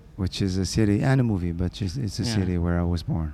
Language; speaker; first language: English; non-native, fluent; Arabic